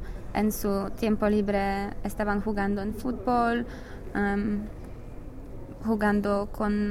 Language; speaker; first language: Spanish; non-native, learner; English